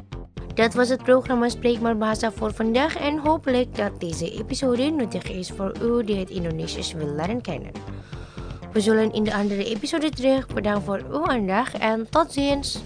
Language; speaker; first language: Dutch; non-native, learner; Indonesian